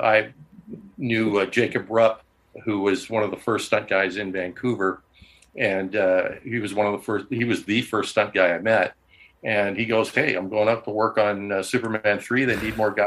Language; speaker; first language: English; native; English